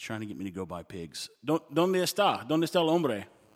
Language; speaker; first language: Spanish; non-native, learner; English